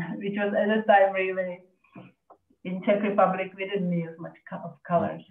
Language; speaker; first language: English; non-native, fluent; Czech